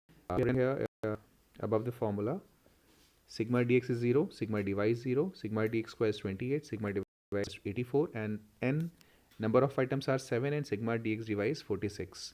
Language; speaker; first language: English; non-native, local second language; Hindi